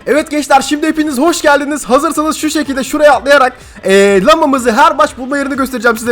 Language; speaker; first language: Turkish; native; Turkish